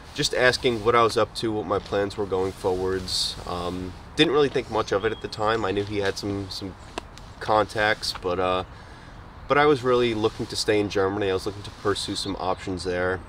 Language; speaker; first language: English; native; English